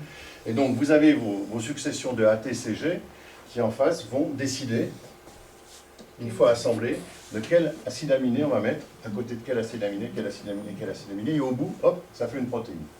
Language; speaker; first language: French; native; French